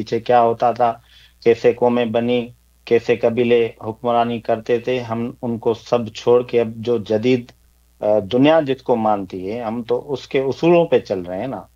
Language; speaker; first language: Urdu; non-native, local second language; Sindhi